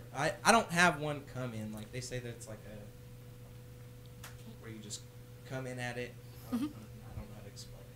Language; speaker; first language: English; native; English